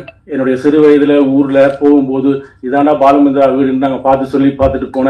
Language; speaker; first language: Tamil; native; Tamil